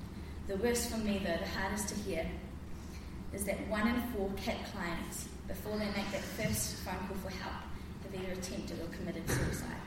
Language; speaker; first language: English; native; English